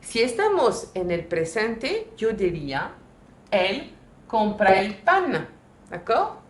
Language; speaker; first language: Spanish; non-native, learner; French